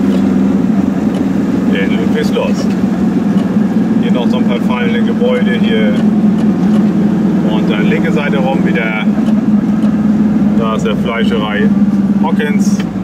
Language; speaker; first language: German; native; German